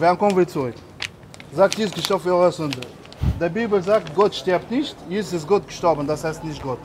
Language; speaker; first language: German; non-native, learner; Arabic